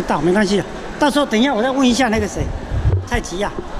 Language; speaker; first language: Chinese; native; Chinese